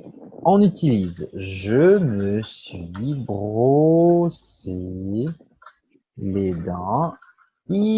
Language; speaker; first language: French; non-native, fluent; Portuguese